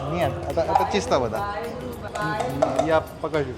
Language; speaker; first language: Russian; non-native, learner; Hindi